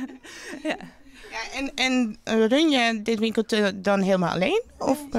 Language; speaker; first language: Dutch; native; Dutch